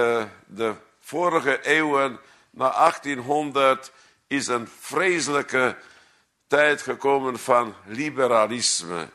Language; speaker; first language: Dutch; non-native, fluent; Hungarian